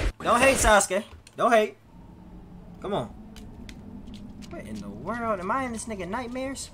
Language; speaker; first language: English; native; English